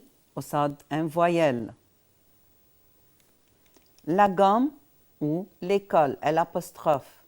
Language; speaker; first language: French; non-native, fluent; Arabic